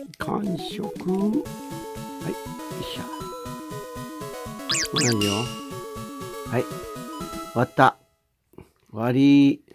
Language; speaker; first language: Japanese; native; Japanese